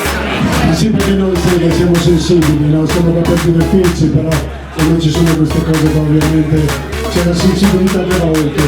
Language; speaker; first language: Italian; native; Italian